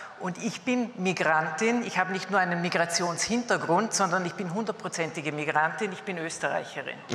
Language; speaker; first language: German; native; German